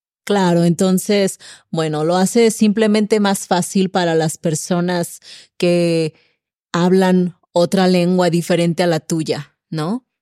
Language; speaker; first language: Spanish; native; Spanish